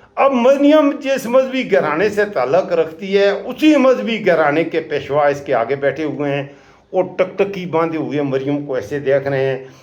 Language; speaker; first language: Urdu; non-native, local second language; Pashto